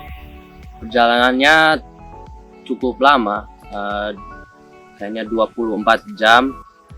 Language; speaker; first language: Indonesian; non-native, local second language; English